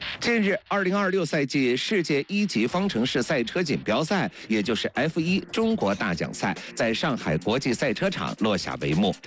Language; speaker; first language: Chinese; native; Chinese